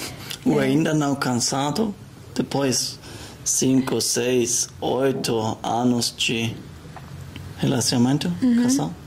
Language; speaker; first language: Portuguese; non-native, learner; German